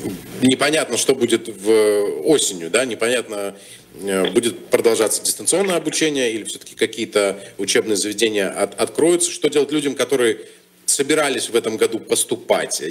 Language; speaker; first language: Russian; native; Russian